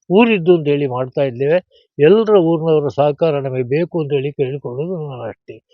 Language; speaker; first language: Kannada; non-native, local second language; Tulu